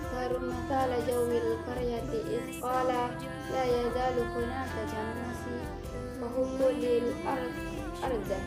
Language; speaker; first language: Arabic; non-native, learner; Indonesian